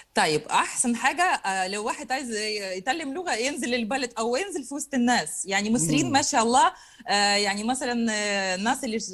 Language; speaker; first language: Arabic; non-native, fluent; Russian